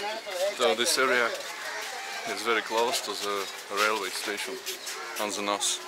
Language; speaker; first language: English; non-native, learner; Russian